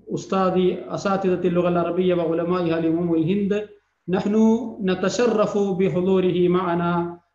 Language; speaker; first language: Arabic; non-native, fluent; Malayalam